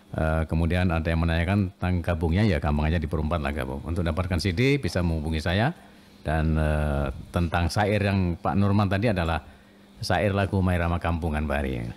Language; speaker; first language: Indonesian; non-native, local second language; Banjar